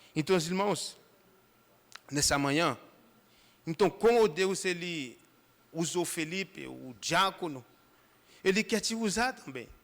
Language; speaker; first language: Portuguese; non-native, fluent; Haitian Creole